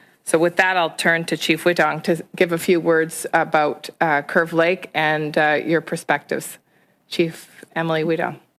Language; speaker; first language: English; native; English